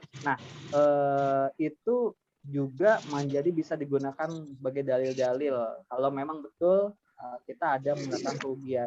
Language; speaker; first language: Indonesian; native; Indonesian